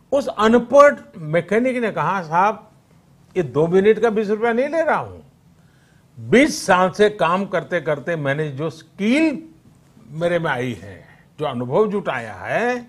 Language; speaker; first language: Hindi; native; Hindi